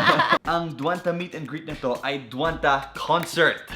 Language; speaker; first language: Filipino; non-native, fluent; English